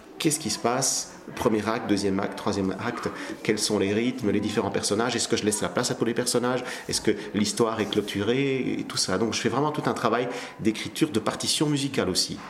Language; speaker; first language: French; early bilingual, other home language; Kabyle